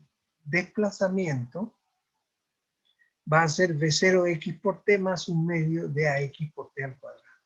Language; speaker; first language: Spanish; native; Spanish